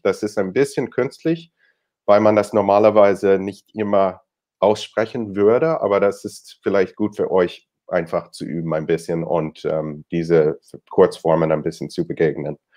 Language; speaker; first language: German; non-native, fluent; English